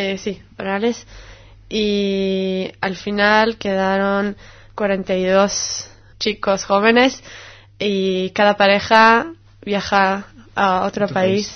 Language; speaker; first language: Spanish; non-native, fluent; Hebrew